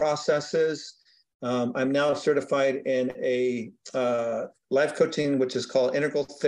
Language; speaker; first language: English; native; English